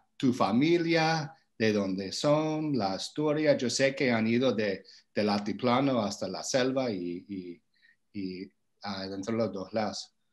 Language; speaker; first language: Spanish; non-native, fluent; English